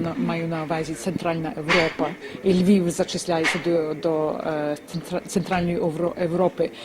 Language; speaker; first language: Ukrainian; early bilingual, heritage; Ukrainian